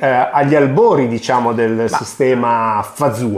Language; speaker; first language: Italian; native; Italian